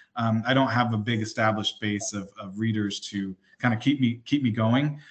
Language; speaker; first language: English; native; English